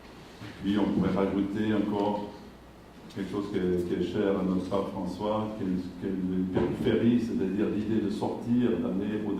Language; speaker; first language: French; native; French